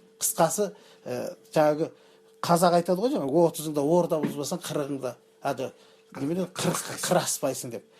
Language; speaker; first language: Kazakh; early bilingual, heritage; Kazakh